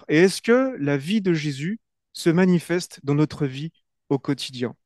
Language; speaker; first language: French; native; French